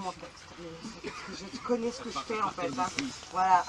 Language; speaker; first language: French; native; French